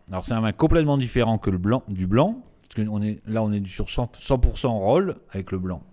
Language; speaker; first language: French; native; French